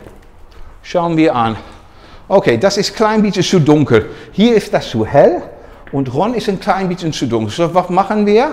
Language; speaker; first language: German; non-native, learner; Dutch